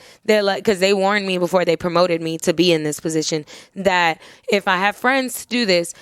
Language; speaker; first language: English; native; English